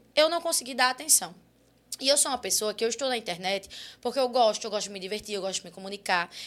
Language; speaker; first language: Portuguese; native; Portuguese